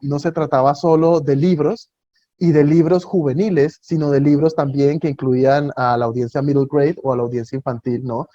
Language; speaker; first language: Spanish; native; Spanish